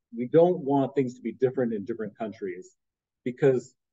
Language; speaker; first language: English; native; English